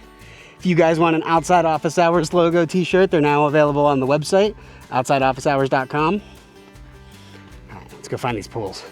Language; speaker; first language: English; native; English